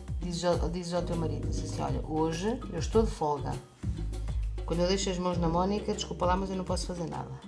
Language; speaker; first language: Portuguese; native; Portuguese